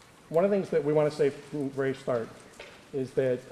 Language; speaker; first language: English; native; English